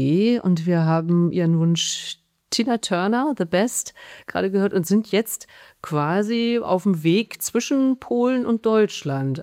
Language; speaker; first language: German; native; German